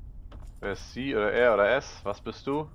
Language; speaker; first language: German; native; German